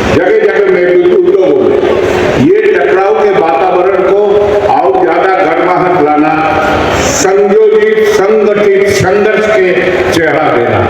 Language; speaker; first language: Hindi; non-native, local second language; Bangla